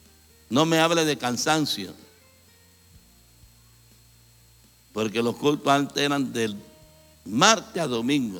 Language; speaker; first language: Spanish; native; Spanish